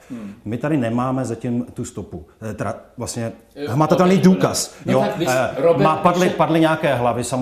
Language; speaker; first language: Czech; native; Czech